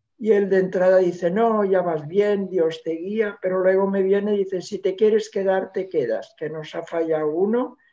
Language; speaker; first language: Spanish; non-native, local second language; Catalan